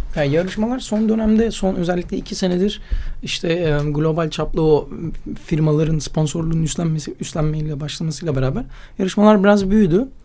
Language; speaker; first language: Turkish; native; Turkish